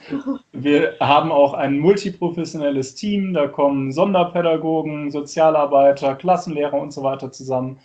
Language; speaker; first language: German; native; German